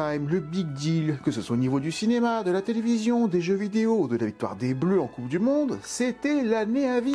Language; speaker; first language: French; native; French